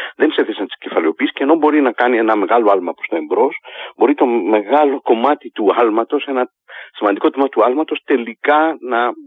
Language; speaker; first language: Greek; native; Greek